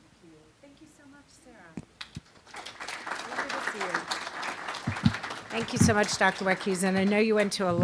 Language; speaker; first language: English; native; English